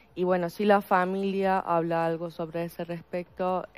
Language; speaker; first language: Spanish; non-native, fluent; Persian